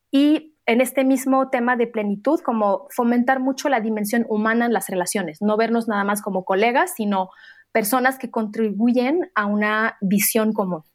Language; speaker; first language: Spanish; non-native, fluent; Arabic